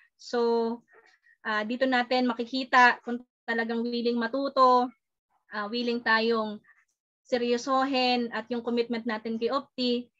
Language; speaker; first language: Filipino; non-native, local second language; Bikol